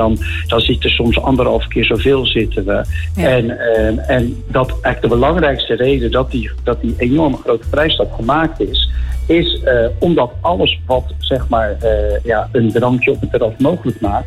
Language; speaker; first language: Dutch; native; Dutch